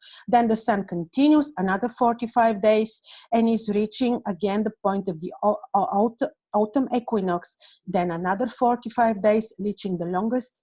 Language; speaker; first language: English; non-native, fluent; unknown